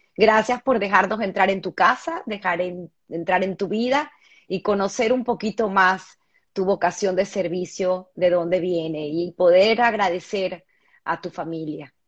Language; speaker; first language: Spanish; native; Spanish